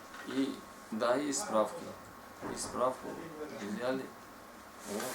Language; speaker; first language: Russian; non-native, learner; Tajik